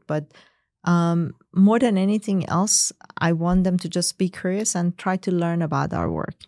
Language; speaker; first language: English; non-native, fluent; Persian